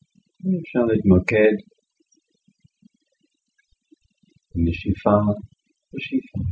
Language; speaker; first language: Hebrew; non-native, fluent; English